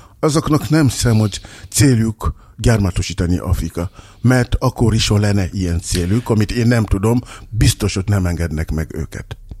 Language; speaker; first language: Hungarian; non-native, fluent; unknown